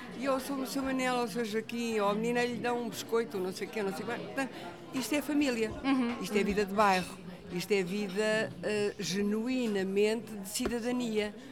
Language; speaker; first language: Portuguese; native; Portuguese